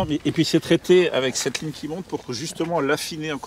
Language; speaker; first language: French; native; French